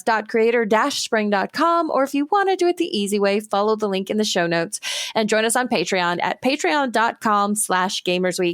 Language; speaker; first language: English; native; English